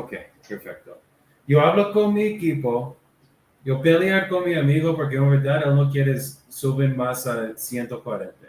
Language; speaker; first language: Spanish; non-native, learner; English